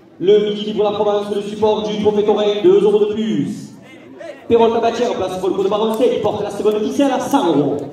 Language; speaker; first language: French; native; French